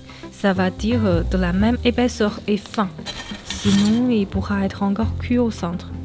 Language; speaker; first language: French; non-native, fluent; Chinese